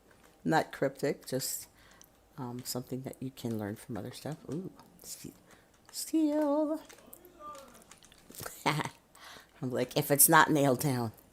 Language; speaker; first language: English; native; English